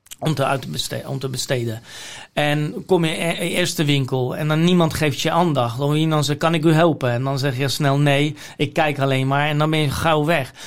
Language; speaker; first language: Dutch; non-native, fluent; Polish